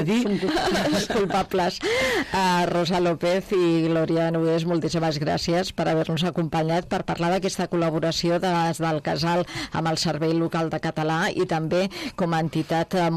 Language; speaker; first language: Catalan; native; Catalan